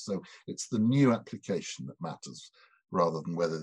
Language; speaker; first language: English; native; English